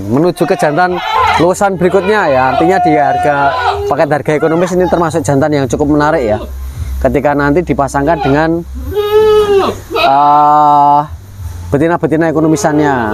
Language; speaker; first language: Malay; non-native, local second language; Javanese